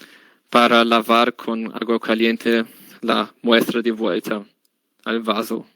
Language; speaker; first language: Spanish; non-native, learner; German